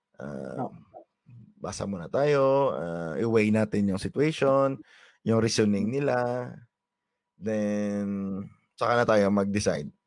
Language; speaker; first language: Filipino; native; Filipino